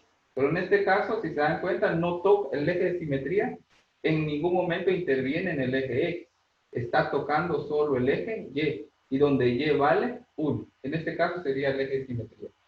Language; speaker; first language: Spanish; native; Spanish